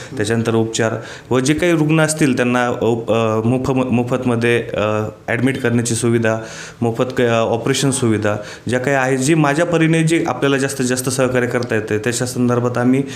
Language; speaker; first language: Marathi; native; Marathi